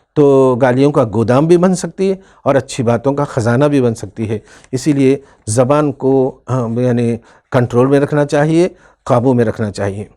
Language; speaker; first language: Urdu; native; Urdu